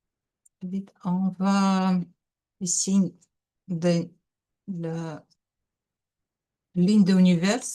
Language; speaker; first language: French; non-native, learner; Russian